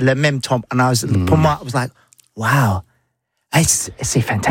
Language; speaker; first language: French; non-native, learner; English